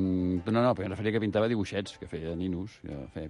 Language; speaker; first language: Catalan; native; Catalan